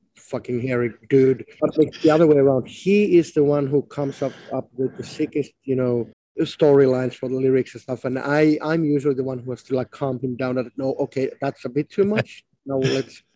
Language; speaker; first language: English; non-native, fluent; Finnish